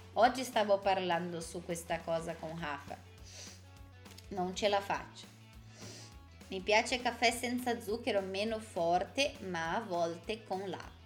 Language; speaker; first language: Italian; non-native, fluent; Portuguese